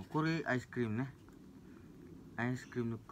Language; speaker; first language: Japanese; non-native, learner; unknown